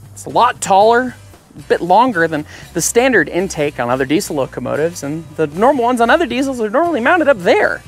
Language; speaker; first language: English; native; English